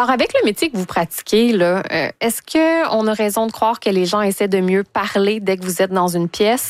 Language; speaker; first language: French; native; French